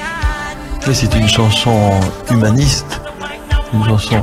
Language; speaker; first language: French; native; French